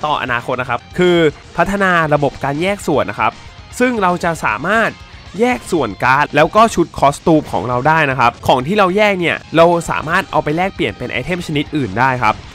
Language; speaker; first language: Thai; native; Thai